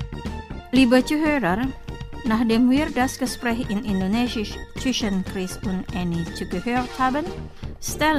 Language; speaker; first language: German; non-native, fluent; Indonesian